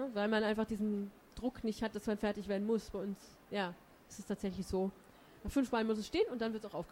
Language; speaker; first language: German; native; German